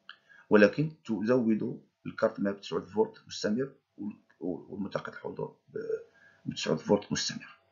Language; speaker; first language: Arabic; native; Arabic